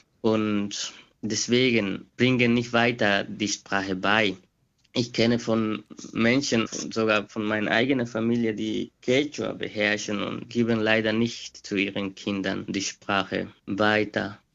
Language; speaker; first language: German; non-native, fluent; Quechua